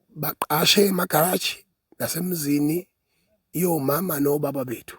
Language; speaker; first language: Zulu; native; Zulu